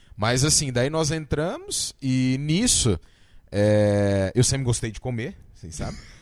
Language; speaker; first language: Portuguese; native; Portuguese